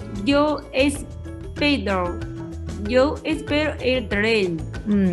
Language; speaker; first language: Spanish; non-native, learner; Chinese